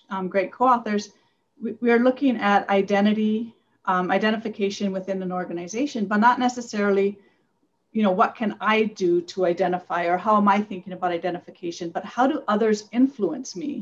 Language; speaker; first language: English; native; English